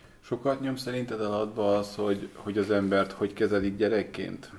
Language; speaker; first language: Hungarian; native; Hungarian